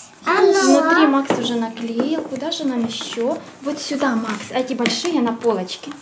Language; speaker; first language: Russian; native; Russian